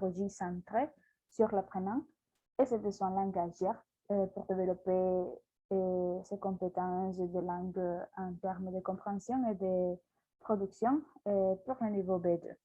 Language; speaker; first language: French; non-native, learner; Spanish